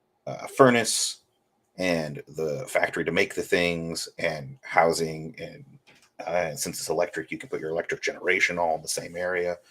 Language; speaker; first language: English; native; English